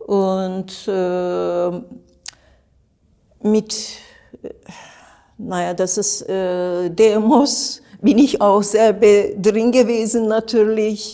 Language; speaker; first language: German; non-native, learner; Turkish